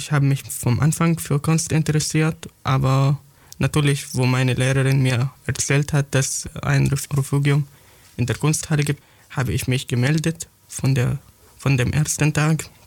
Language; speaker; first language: German; non-native, fluent; Arabic